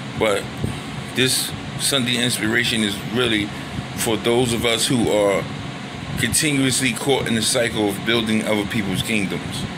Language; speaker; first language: English; native; English